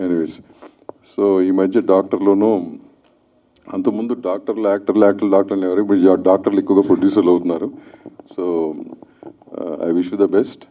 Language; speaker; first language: Telugu; native; Telugu